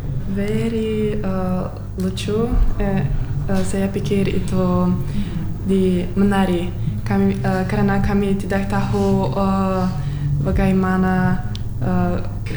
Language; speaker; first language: Indonesian; non-native, learner; Turkmen